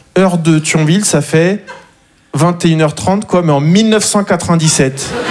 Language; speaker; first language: French; native; French